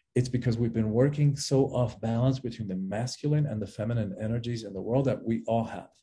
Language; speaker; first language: English; early bilingual, other home language; Spanish